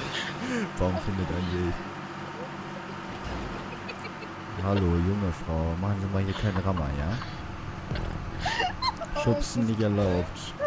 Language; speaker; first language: German; native; German